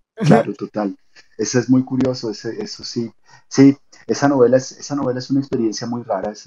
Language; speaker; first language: Spanish; native; Spanish